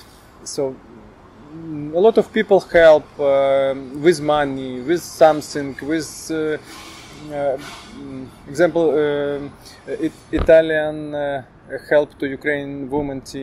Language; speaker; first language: English; non-native, learner; Ukrainian